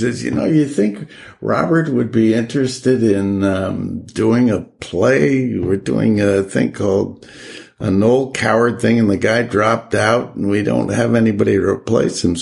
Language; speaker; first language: English; native; English